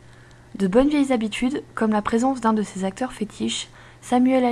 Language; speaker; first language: French; native; French